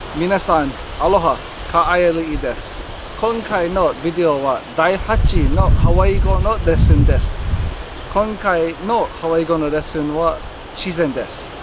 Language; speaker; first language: Japanese; non-native, fluent; English